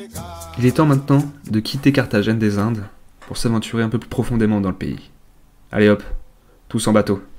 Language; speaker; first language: French; native; French